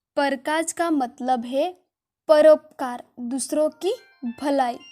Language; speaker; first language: Hindi; non-native, local second language; Gujarati